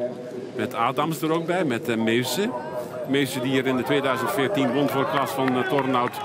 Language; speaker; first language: Dutch; native; Dutch